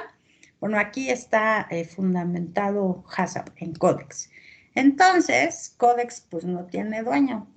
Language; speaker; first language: Spanish; native; Spanish